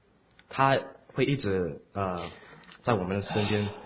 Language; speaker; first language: Chinese; early bilingual, heritage; Chinese